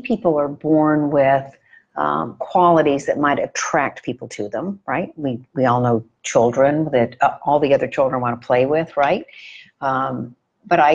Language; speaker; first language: English; native; English